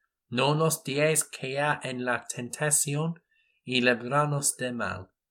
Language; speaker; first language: Spanish; non-native, learner; English